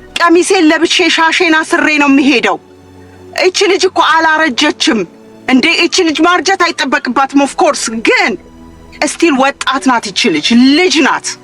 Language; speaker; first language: Amharic; native; Amharic